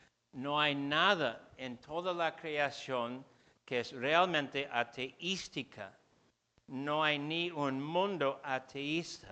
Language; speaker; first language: Spanish; non-native, fluent; English